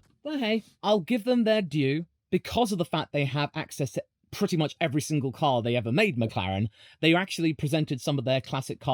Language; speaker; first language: English; native; English